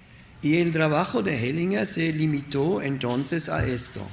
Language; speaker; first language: Spanish; non-native, learner; German